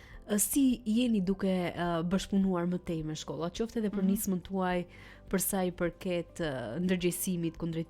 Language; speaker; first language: Albanian; native; Albanian